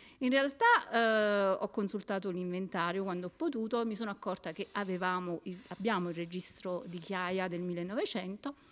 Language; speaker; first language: Italian; native; Italian